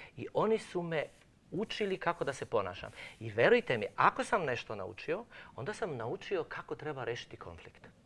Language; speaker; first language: Croatian; non-native, local second language; Romanian